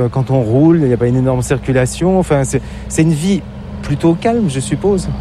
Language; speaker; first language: French; native; French